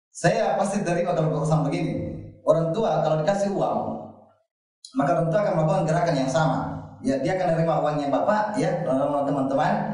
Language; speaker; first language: Indonesian; native; Indonesian